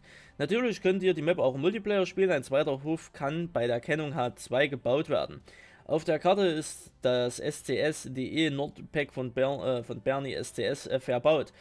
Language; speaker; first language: German; native; German